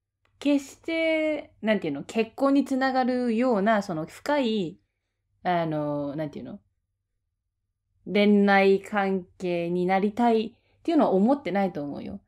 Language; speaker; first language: Japanese; native; Japanese